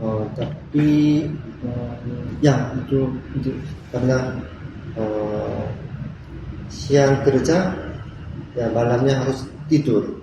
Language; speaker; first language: Indonesian; non-native, learner; Korean